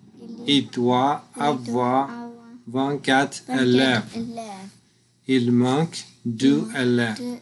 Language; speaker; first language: French; non-native, learner; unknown